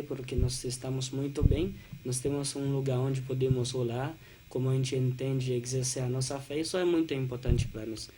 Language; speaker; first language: Portuguese; non-native, fluent; Haitian Creole